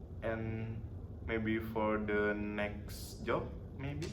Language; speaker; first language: English; non-native, learner; Indonesian